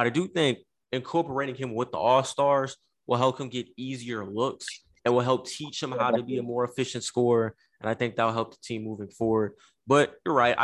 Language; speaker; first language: English; native; English